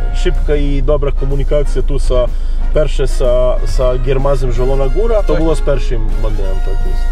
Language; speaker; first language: Polish; non-native, learner; Serbian